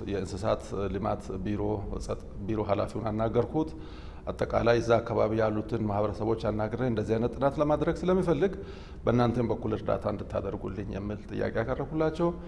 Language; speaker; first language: Amharic; non-native, local second language; Oromo